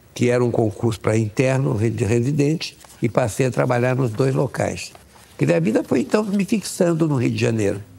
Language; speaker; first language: Portuguese; native; Portuguese